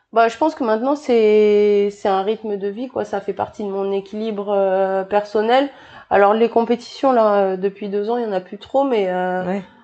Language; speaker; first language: French; native; French